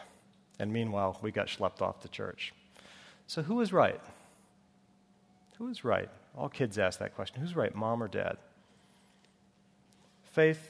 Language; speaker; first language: English; native; English